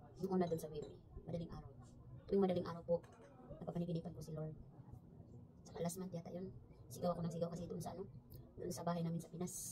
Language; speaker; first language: Filipino; non-native, local second language; Cebuano